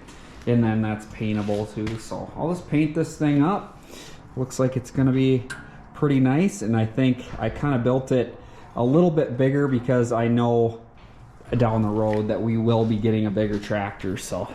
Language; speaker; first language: English; native; English